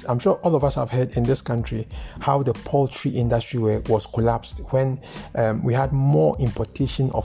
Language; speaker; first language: English; non-native, local second language; Akan